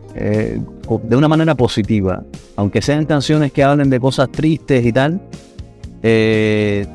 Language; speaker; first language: Spanish; native; Spanish